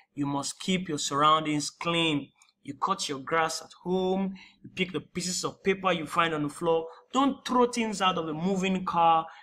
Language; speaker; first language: English; non-native, local second language; Yoruba